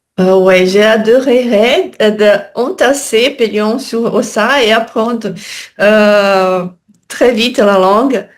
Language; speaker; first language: French; non-native, learner; Portuguese